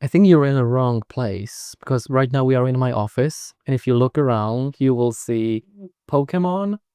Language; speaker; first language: English; non-native, fluent; Czech